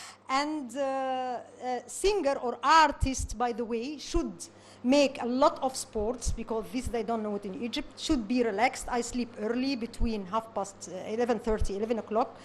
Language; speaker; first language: English; non-native, learner; Arabic